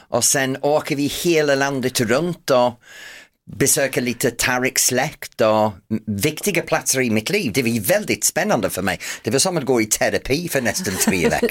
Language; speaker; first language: Swedish; non-native, fluent; English